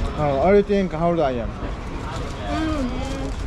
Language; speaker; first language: English; non-native, learner; Korean